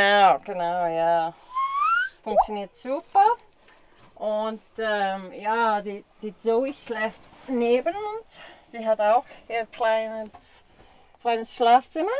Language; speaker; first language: German; non-native, fluent; English